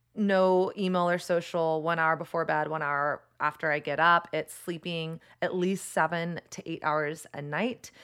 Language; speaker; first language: English; native; English